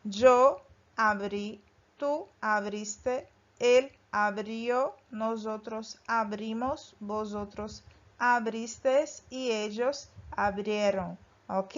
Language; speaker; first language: Spanish; non-native, fluent; Portuguese